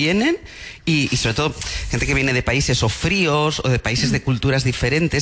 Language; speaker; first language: Spanish; native; Spanish